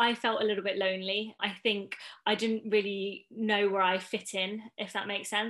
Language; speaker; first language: English; native; English